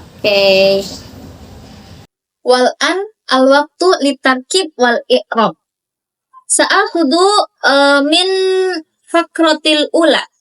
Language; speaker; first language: Arabic; non-native, learner; Indonesian